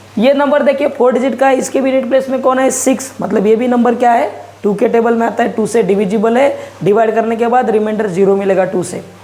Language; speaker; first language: Hindi; non-native, local second language; Marathi